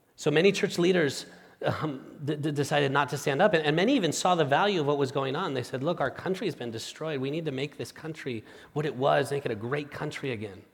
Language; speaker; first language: English; non-native, fluent; Spanish